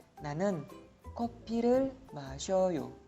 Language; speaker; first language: Korean; non-native, fluent; Indonesian